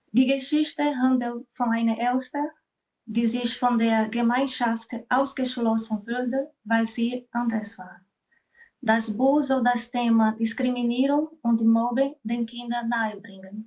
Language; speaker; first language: German; non-native, fluent; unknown